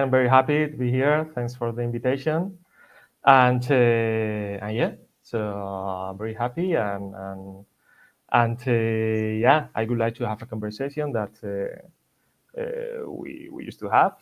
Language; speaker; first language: English; non-native, fluent; Spanish